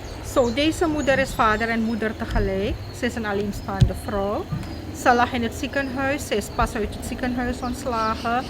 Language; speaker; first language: Dutch; non-native, local second language; Caribbean Hindustani